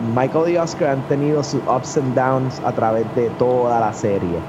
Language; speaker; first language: Spanish; early bilingual, other home language; English